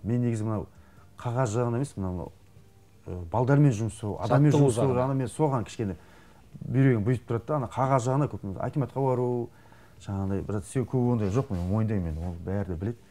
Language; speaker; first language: Kazakh; native; Kazakh